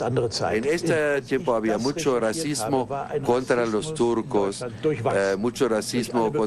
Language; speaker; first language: Spanish; non-native, fluent; German